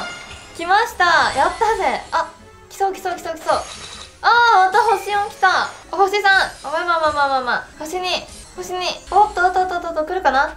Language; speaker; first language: Japanese; native; Japanese